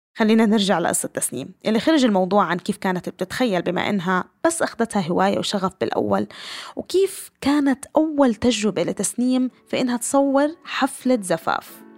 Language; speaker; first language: Arabic; native; Arabic